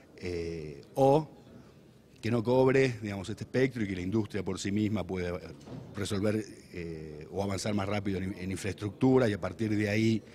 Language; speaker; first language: Spanish; native; Spanish